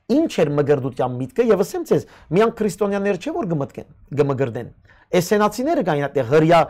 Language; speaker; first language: Armenian; early bilingual, heritage; Armenian